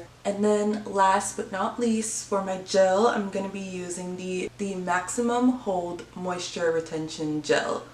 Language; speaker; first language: English; native; English